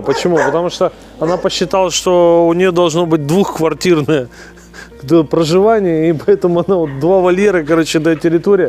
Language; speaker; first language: Russian; native; Russian